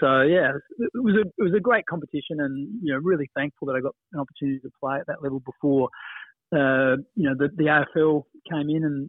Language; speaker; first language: English; native; English